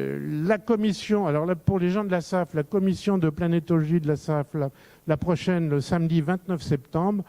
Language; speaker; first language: French; native; French